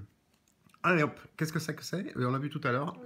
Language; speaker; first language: French; native; French